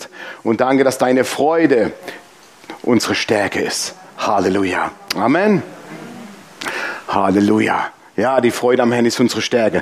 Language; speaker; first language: German; native; German